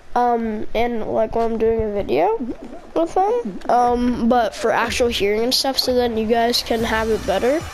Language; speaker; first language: English; native; English